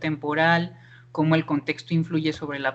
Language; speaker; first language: Spanish; native; Spanish